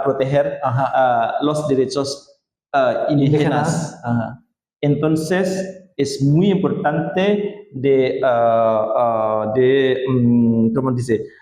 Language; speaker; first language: Spanish; non-native, learner; Indonesian